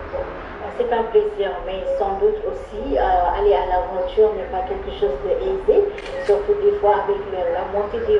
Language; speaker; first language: French; non-native, fluent; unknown